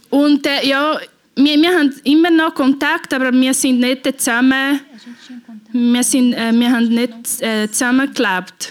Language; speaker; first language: German; non-native, learner; Portuguese